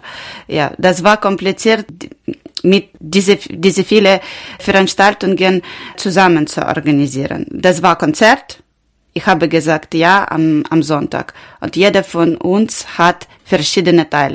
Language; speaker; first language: German; non-native, learner; Ukrainian